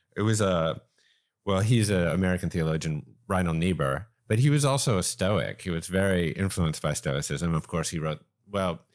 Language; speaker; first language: English; native; English